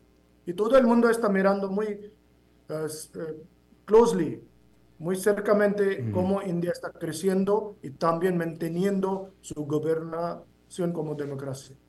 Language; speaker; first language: Spanish; non-native, fluent; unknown